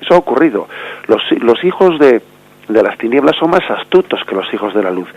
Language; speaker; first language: Spanish; native; Spanish